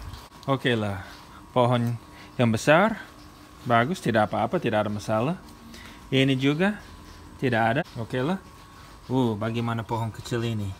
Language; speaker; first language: Indonesian; non-native, fluent; English